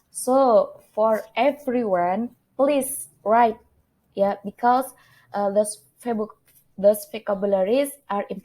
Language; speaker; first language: English; non-native, learner; Indonesian